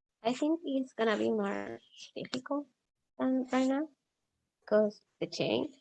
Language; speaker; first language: English; non-native, learner; Spanish